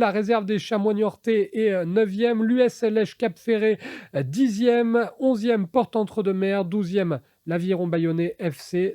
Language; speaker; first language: French; native; French